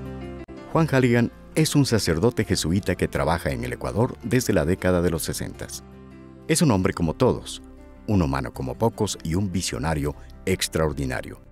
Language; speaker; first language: Spanish; native; Spanish